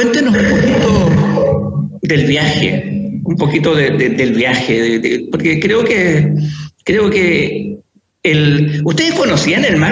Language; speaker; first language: Spanish; native; Spanish